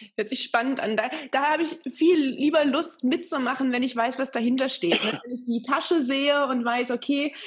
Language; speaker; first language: German; native; German